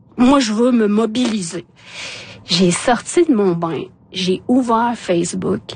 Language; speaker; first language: French; non-native, local second language; Innu-aimun